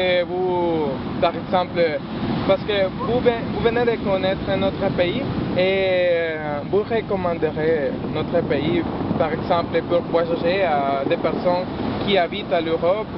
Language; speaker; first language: French; non-native, learner; Spanish